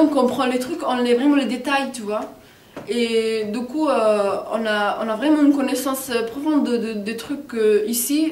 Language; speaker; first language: French; non-native, fluent; Italian